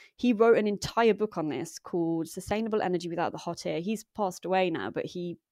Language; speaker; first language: English; native; English